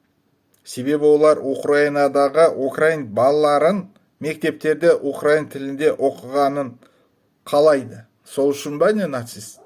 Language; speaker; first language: Kazakh; non-native, local second language; Russian